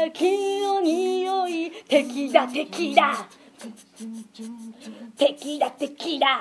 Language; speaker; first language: Japanese; native; Japanese